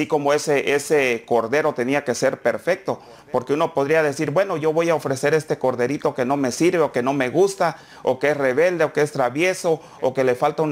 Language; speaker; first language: Spanish; native; Spanish